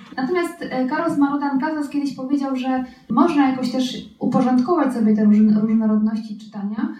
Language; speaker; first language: Polish; native; Polish